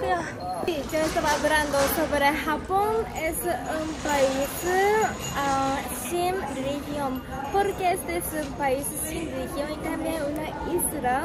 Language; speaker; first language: Spanish; non-native, learner; Japanese